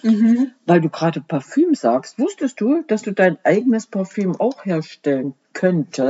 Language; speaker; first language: German; native; German